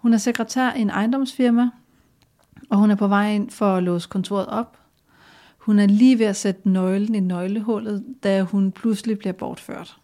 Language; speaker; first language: Danish; native; Danish